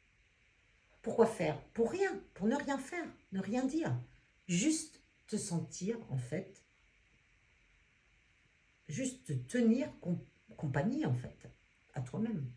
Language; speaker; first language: French; native; French